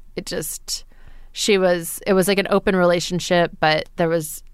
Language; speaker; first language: English; native; English